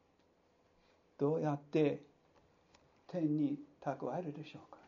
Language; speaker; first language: Japanese; non-native, fluent; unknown